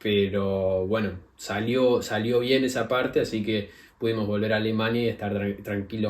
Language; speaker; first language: Spanish; native; Spanish